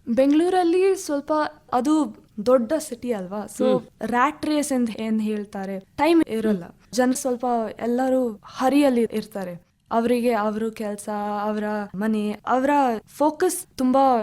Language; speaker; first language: Kannada; non-native, local second language; Kodava